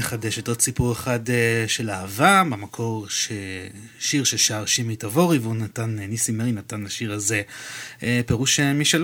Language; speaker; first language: Hebrew; native; Hebrew